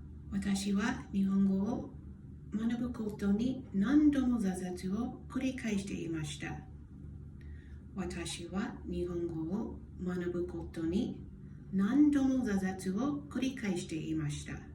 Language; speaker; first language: Japanese; non-native, learner; English